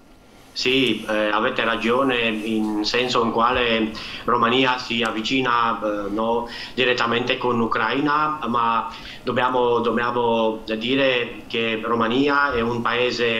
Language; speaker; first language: Italian; non-native, fluent; Romanian